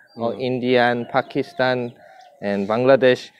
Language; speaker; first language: English; non-native, fluent; Korean